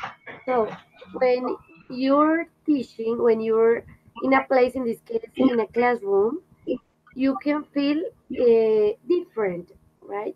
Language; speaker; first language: English; non-native, fluent; Spanish